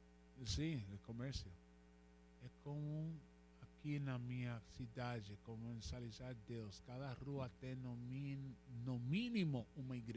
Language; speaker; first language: Portuguese; non-native, learner; Spanish